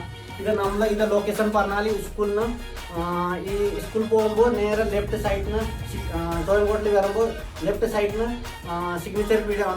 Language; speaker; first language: Malayalam; non-native, fluent; Nepali